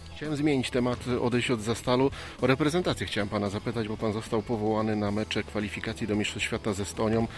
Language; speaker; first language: Polish; native; Polish